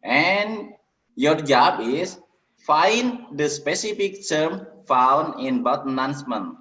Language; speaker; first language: English; non-native, learner; Indonesian